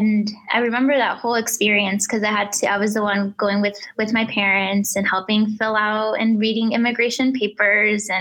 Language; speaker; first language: English; early bilingual, other home language; Spanish